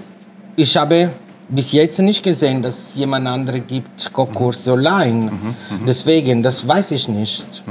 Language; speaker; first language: German; non-native, fluent; Italian